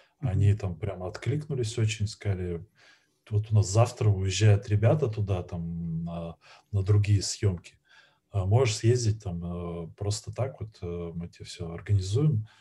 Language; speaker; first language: Russian; native; Russian